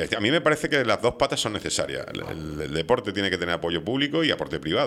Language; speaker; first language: Spanish; native; Spanish